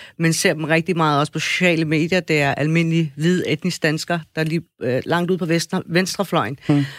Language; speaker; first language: Danish; early bilingual, other home language; Persian